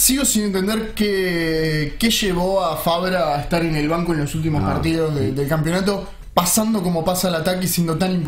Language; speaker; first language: Spanish; native; Spanish